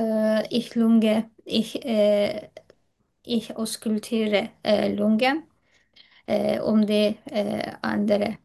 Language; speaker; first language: German; non-native, learner; Turkish